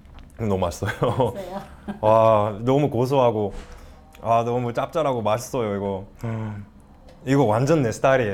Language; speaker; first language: Korean; non-native, fluent; English